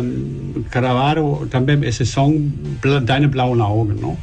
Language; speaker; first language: Portuguese; non-native, learner; German